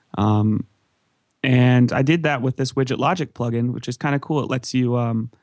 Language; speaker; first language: English; native; English